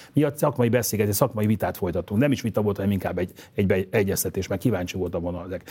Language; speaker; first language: Hungarian; native; Hungarian